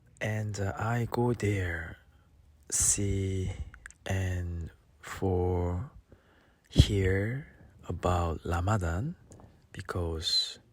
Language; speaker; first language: English; non-native, learner; Korean